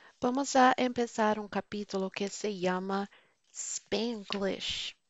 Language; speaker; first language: Spanish; non-native, fluent; Portuguese